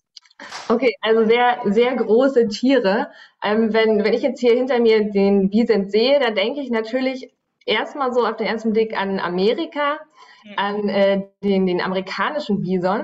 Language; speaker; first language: German; native; German